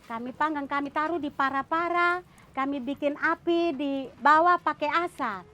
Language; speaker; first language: Indonesian; non-native, local second language; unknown